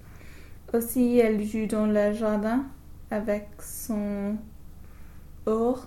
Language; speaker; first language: French; non-native, learner; English